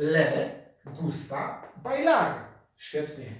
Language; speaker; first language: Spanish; non-native, fluent; Polish